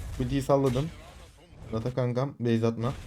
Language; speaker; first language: Turkish; native; Turkish